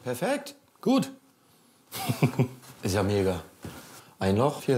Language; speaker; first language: German; native; German